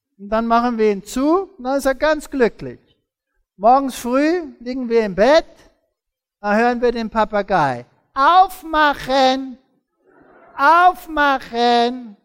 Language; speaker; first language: German; early bilingual, heritage; German